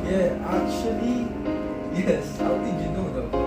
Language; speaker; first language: English; non-native, local second language; Filipino